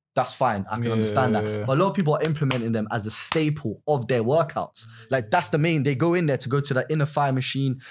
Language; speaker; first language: English; native; English